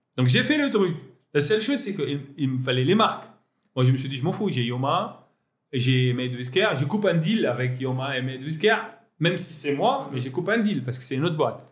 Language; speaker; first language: French; non-native, local second language; Arabic